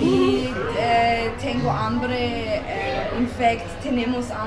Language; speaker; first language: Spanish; non-native, learner; German